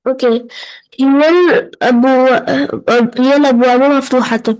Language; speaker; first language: Arabic; non-native, learner; Urdu